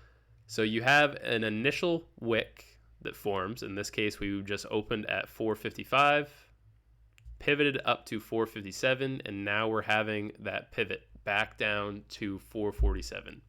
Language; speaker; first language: English; native; English